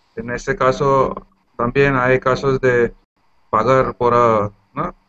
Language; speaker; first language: Spanish; non-native, learner; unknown